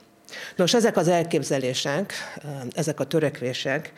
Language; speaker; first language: Hungarian; native; Hungarian